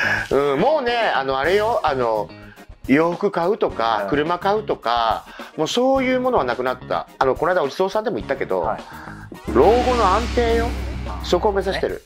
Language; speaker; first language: Japanese; native; Japanese